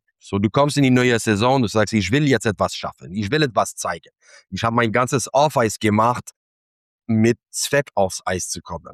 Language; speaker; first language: German; non-native, fluent; English